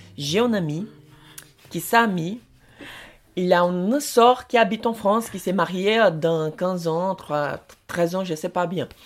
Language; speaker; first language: French; non-native, learner; Portuguese